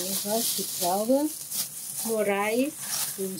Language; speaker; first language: German; non-native, learner; Thai